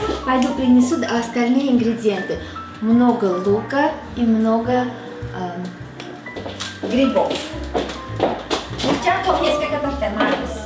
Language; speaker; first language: Russian; non-native, fluent; Armenian